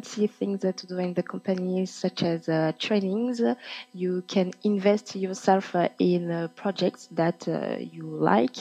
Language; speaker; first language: English; non-native, fluent; French